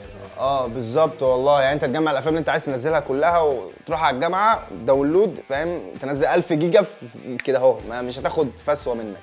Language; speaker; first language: Arabic; native; Arabic